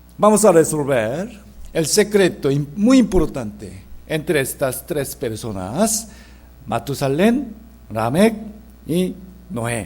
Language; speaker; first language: Spanish; non-native, fluent; Korean